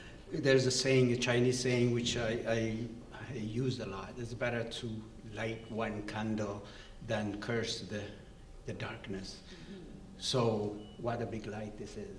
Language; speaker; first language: English; non-native, local second language; Amharic